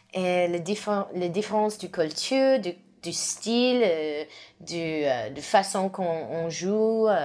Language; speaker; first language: French; non-native, learner; English